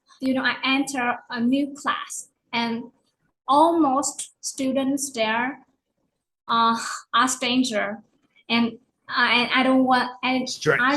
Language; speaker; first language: English; non-native, learner; Vietnamese